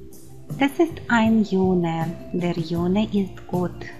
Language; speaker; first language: German; non-native, fluent; Ukrainian